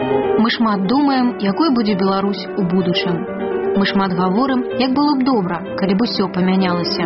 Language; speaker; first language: Belarusian; native; Belarusian